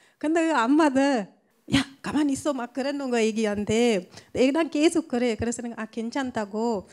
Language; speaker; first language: Korean; non-native, fluent; Sinhala